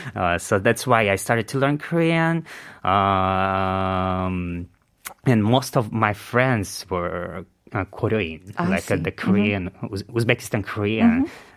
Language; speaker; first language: English; non-native, learner; Uzbek